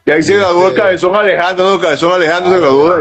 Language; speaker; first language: Spanish; native; Spanish